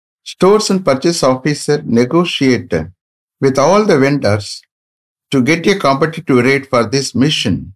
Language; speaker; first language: English; non-native, local second language; Tamil